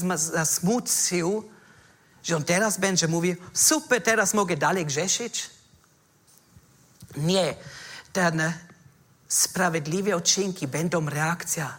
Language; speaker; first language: Polish; non-native, fluent; German